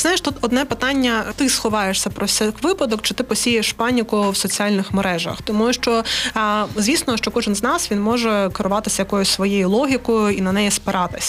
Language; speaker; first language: Ukrainian; native; Ukrainian